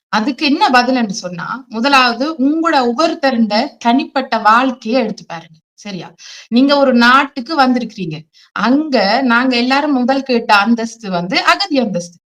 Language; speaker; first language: Tamil; early bilingual, heritage; Tamil